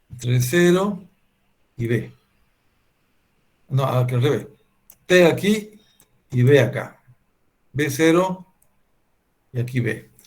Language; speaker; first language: Spanish; native; Spanish